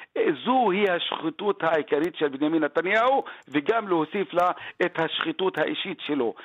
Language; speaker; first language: Hebrew; non-native, local second language; Arabic